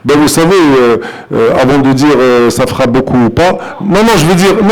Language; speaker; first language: French; non-native, local second language; Arabic